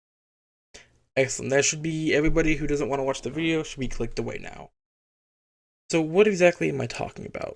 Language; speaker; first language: English; native; English